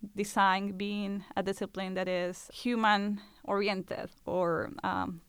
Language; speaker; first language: English; non-native, fluent; Spanish